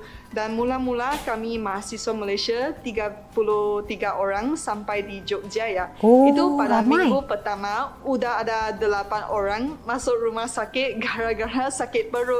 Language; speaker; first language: Indonesian; non-native, fluent; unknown